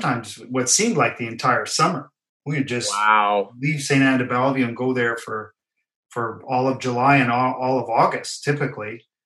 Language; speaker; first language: English; native; English